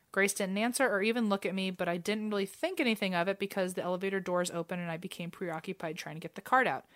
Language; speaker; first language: English; native; English